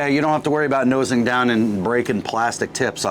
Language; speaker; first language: English; native; English